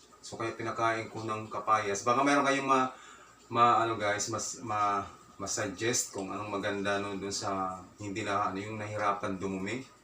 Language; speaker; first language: Filipino; non-native, local second language; Masbatenyo